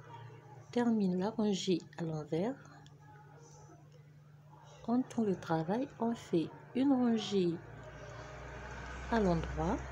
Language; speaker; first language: French; native; French